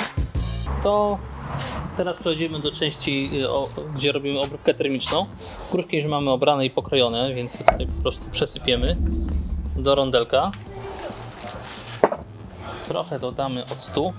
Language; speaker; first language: Polish; native; Polish